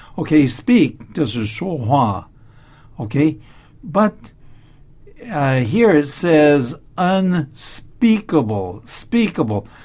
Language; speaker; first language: English; native; English